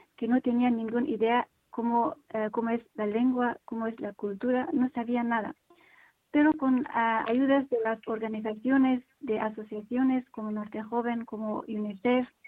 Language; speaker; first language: Spanish; non-native, learner; Persian